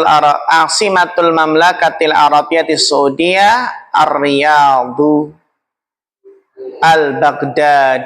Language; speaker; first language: Arabic; non-native, fluent; Indonesian